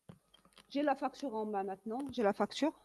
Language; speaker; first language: French; non-native, local second language; Arabic